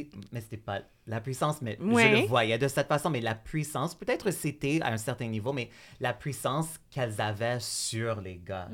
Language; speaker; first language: French; native; French